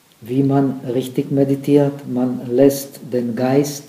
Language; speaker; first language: German; non-native, fluent; Czech